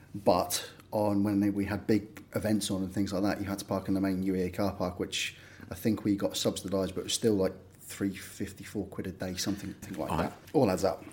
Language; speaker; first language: English; native; English